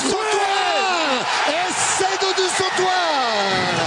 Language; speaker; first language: French; native; French